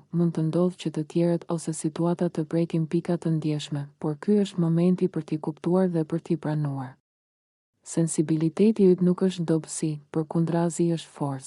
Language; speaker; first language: Albanian; native; Albanian